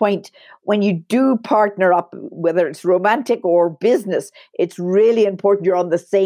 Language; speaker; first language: English; native; English